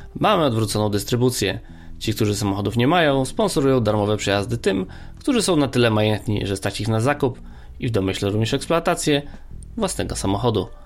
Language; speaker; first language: Polish; native; Polish